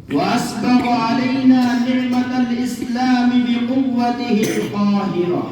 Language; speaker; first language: Arabic; non-native, learner; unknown